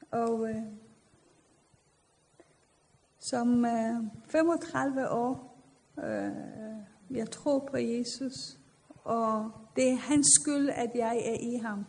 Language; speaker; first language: Danish; non-native, fluent; Persian